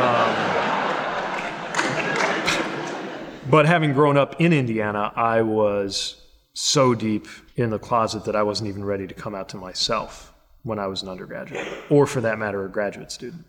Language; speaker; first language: English; native; English